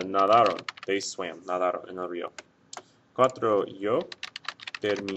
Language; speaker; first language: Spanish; non-native, fluent; English